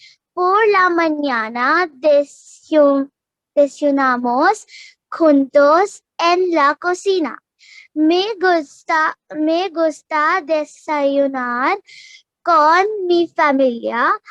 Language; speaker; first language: Spanish; non-native, learner; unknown